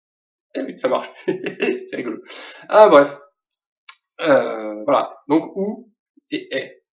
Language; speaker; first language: French; native; French